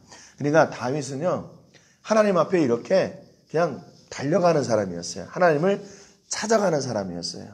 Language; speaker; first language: Korean; native; Korean